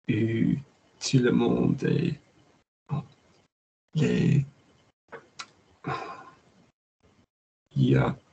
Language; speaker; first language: French; non-native, learner; English